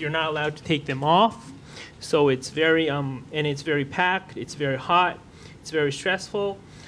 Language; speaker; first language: English; non-native, fluent; Japanese